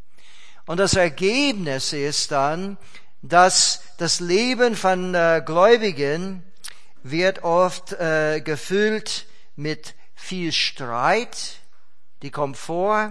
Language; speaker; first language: German; non-native, fluent; English